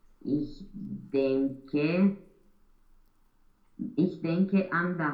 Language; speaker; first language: German; non-native, fluent; Romanian